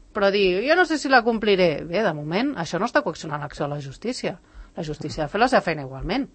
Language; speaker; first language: Catalan; native; Catalan